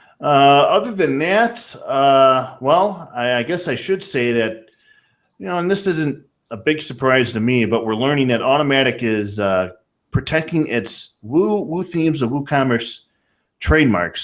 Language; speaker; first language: English; native; English